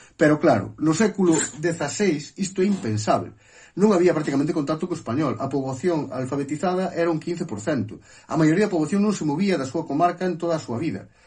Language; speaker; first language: Galician; native; Galician